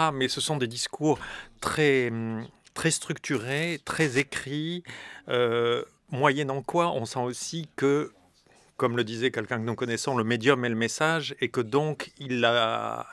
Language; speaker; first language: French; native; French